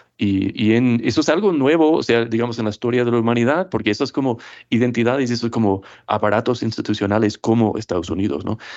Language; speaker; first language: Spanish; non-native, fluent; English